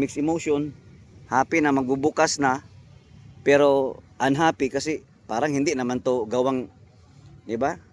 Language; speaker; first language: Filipino; non-native, local second language; Cebuano